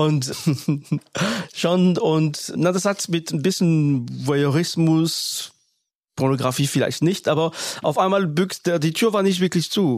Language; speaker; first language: German; non-native, fluent; French